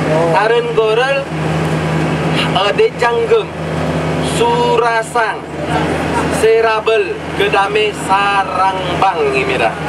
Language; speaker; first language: Korean; non-native, learner; Indonesian